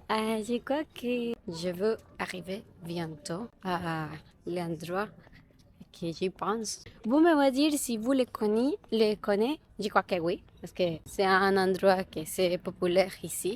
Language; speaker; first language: French; non-native, learner; Spanish